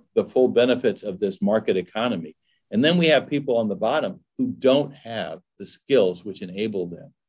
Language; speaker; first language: English; native; English